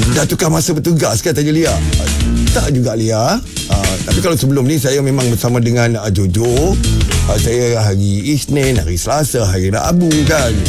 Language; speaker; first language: Malay; native; Malay